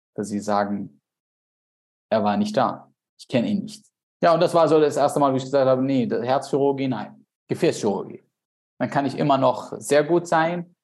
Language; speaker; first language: German; non-native, fluent; Arabic